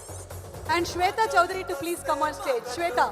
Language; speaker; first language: Telugu; native; Telugu